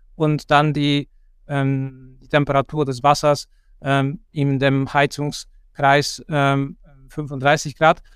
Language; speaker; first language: German; non-native, fluent; Polish